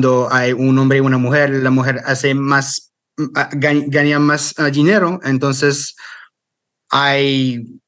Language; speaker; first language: Spanish; non-native, fluent; French